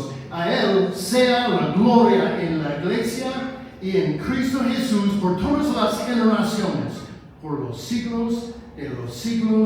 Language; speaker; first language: Spanish; non-native, fluent; English